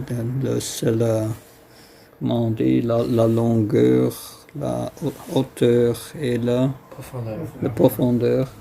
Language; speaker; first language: French; non-native, fluent; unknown